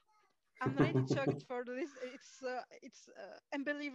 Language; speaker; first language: English; non-native, fluent; Arabic